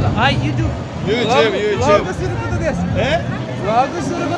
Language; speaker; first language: Japanese; non-native, learner; Nepali